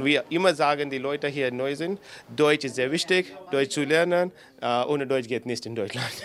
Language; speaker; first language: German; non-native, learner; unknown